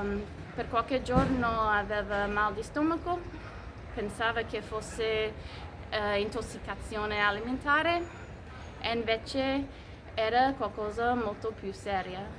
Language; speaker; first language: Italian; non-native, fluent; English